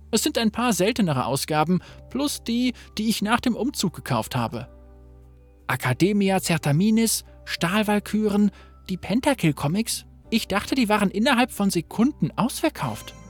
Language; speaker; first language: German; native; German